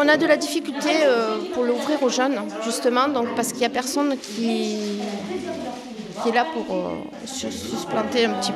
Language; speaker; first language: French; native; French